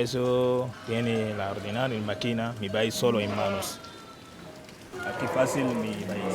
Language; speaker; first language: Spanish; non-native, learner; French